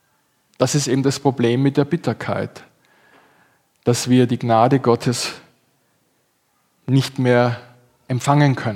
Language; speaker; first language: German; native; German